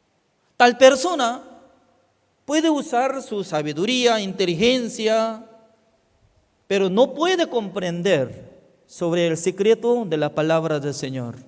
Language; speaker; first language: Spanish; non-native, fluent; Korean